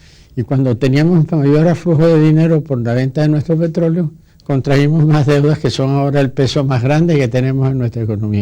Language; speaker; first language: Spanish; native; Spanish